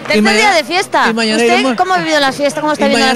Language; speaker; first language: Spanish; native; Spanish